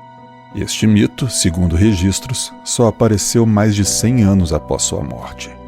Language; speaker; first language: Portuguese; native; Portuguese